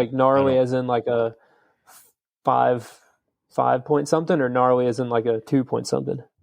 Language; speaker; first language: English; native; English